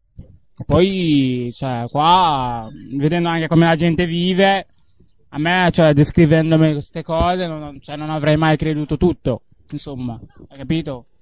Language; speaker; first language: Italian; early bilingual, other home language; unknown